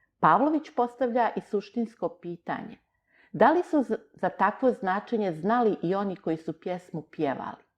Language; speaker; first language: Bosnian; native; Bosnian